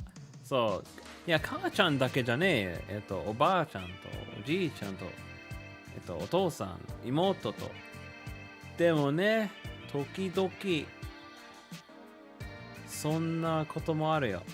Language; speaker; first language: Japanese; non-native, learner; English